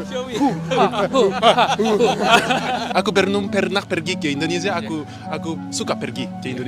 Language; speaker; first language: Indonesian; non-native, learner; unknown